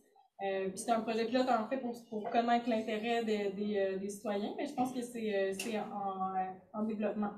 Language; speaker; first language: French; native; French